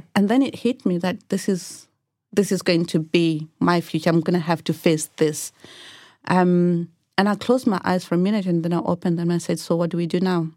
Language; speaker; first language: English; non-native, local second language; Shona